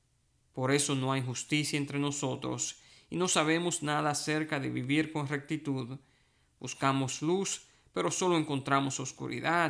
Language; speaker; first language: Spanish; native; Spanish